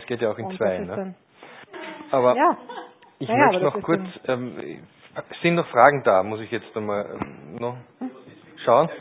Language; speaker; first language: German; native; German